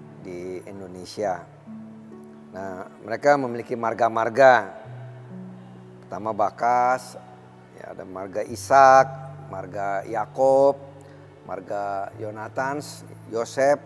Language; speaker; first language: Indonesian; native; Indonesian